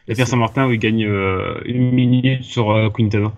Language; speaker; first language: French; native; French